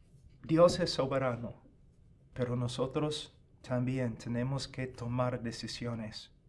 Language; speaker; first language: Spanish; non-native, fluent; English